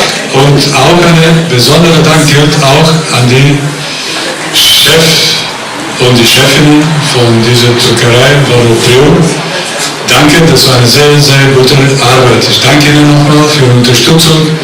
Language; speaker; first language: German; non-native, fluent; Bulgarian